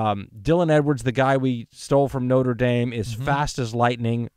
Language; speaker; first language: English; native; English